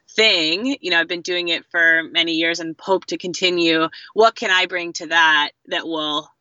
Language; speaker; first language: English; native; English